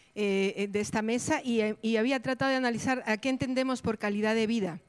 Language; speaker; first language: Spanish; native; Spanish